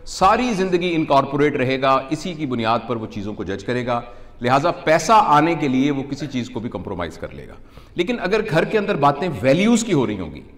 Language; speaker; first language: Urdu; non-native, local second language; Punjabi